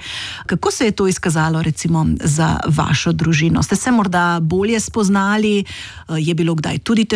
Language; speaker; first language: Slovenian; native; Slovenian